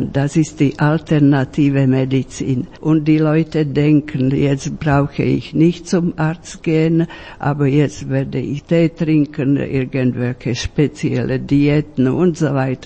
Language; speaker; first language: German; non-native, fluent; Slovak